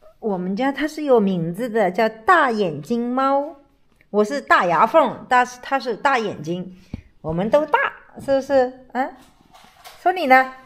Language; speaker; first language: Chinese; native; Chinese